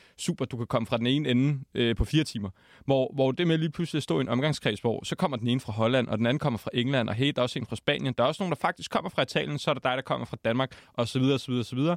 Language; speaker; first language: Danish; native; Danish